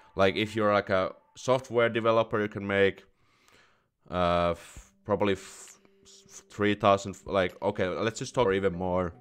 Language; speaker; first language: English; non-native, fluent; Finnish